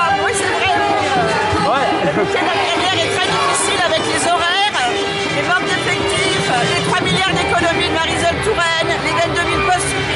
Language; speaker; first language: French; native; French